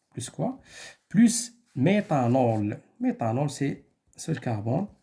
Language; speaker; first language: French; non-native, local second language; Arabic